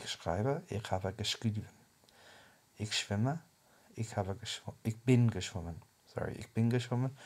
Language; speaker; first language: German; non-native, fluent; English